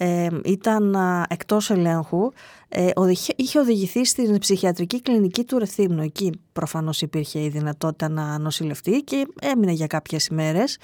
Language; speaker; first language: Greek; native; Greek